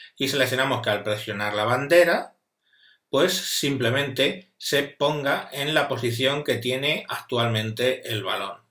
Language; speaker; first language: Spanish; native; Spanish